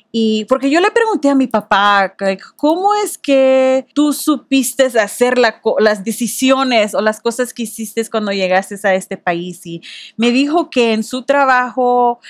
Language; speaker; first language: Spanish; early bilingual, heritage; Spanish